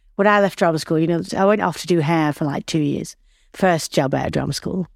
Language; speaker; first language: English; native; English